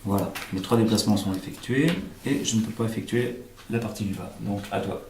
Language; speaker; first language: French; native; French